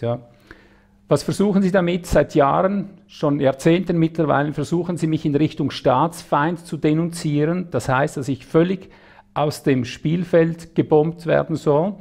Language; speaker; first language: German; native; German